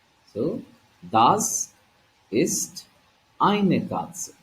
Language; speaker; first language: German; non-native, learner; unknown